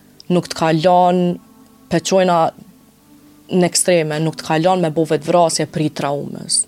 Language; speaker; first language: Albanian; early bilingual, heritage; Albanian